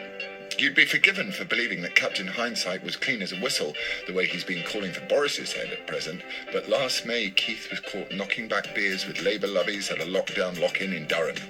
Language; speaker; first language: English; native; English